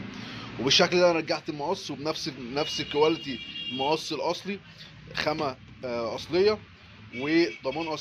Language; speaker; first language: Arabic; native; Arabic